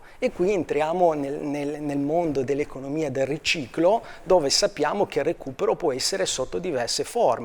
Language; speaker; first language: Italian; native; Italian